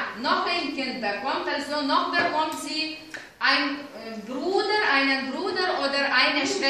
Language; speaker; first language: German; non-native, fluent; Lithuanian